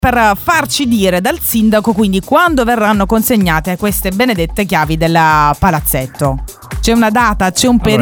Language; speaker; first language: Italian; native; Italian